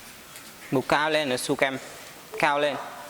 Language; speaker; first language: Vietnamese; non-native, learner; Hindi